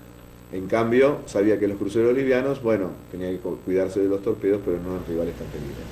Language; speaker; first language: Spanish; native; Spanish